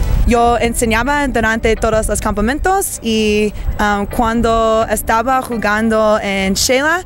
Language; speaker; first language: Spanish; non-native, learner; English